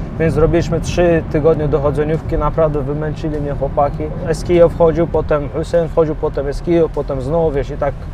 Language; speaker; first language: Polish; non-native, fluent; Chechen